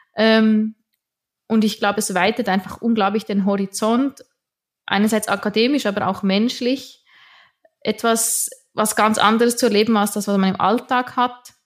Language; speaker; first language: German; native; German